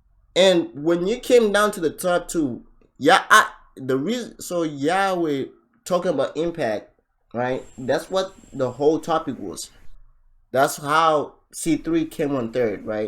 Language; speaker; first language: English; native; English